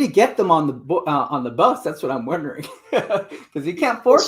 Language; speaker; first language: English; native; English